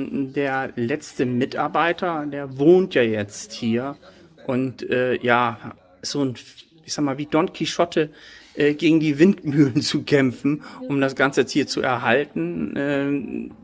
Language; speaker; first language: German; native; German